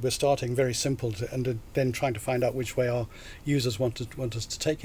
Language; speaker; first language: English; native; English